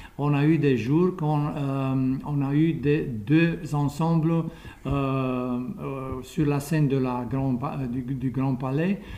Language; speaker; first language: French; non-native, fluent; Romanian